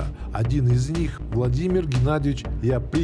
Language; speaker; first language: Russian; native; Russian